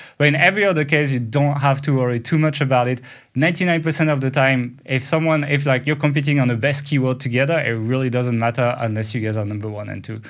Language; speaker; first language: English; non-native, fluent; French